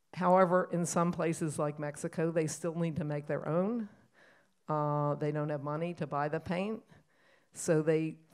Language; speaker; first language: English; native; English